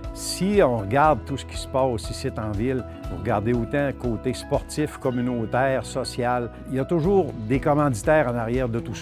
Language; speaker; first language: French; native; French